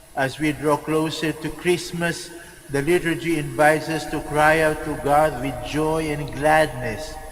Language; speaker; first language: English; non-native, local second language; Filipino